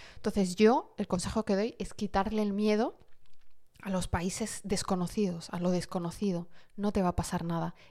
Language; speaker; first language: Spanish; early bilingual, heritage; Arabic